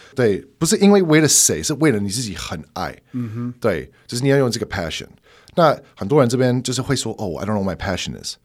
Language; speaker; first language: Chinese; non-native, fluent; English